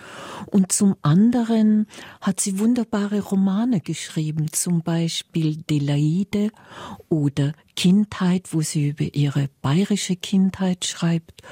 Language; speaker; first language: German; native; German